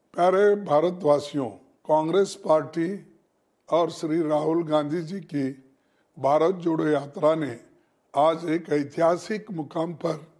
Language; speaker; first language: Hindi; non-native, local second language; Kannada